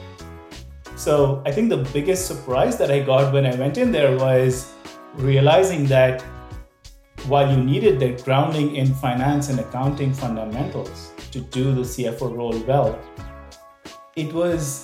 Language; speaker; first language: English; non-native, local second language; Hindi